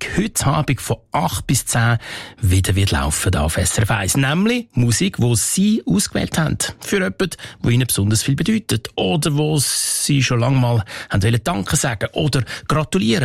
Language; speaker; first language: German; native; German